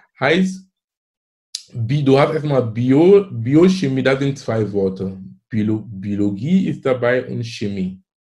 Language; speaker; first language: German; non-native, fluent; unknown